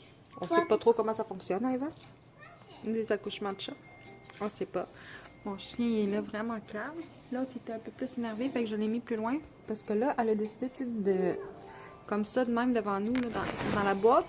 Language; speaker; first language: French; native; French